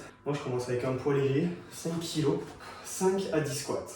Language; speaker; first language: French; native; French